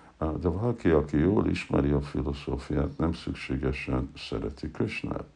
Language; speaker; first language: Hungarian; early bilingual, heritage; Hungarian